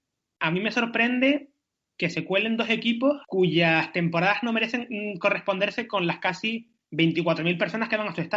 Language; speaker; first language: Spanish; native; Spanish